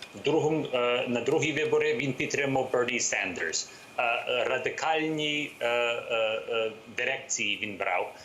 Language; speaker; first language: Ukrainian; early bilingual, heritage; English